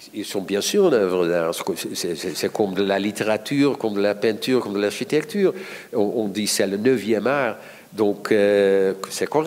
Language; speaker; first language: French; non-native, fluent; Dutch